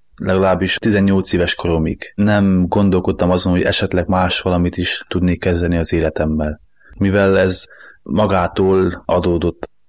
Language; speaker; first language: Hungarian; native; Hungarian